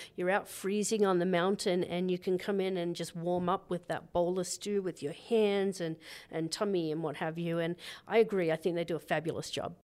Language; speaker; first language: English; native; English